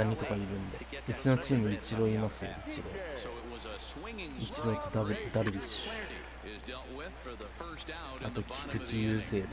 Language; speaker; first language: Japanese; native; Japanese